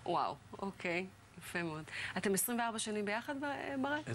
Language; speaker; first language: Hebrew; native; Hebrew